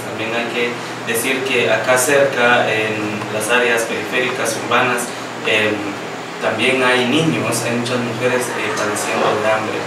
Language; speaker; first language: Spanish; native; Spanish